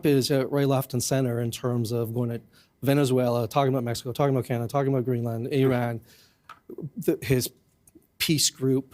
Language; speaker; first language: English; native; English